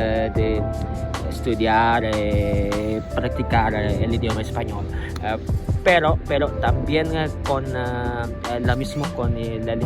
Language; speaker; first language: Spanish; non-native, learner; Indonesian